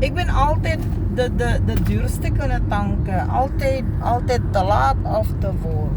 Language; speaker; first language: Dutch; non-native, learner; Filipino